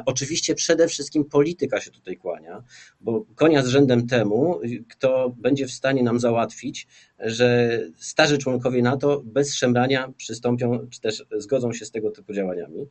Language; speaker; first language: Polish; native; Polish